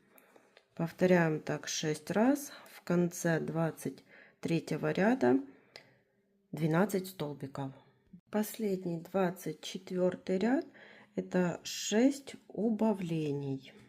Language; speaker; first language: Russian; native; Russian